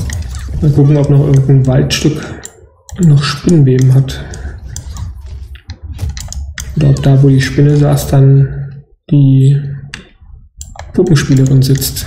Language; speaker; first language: German; native; German